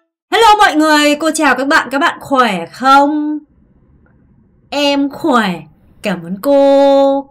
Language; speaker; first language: Vietnamese; non-native, fluent; Korean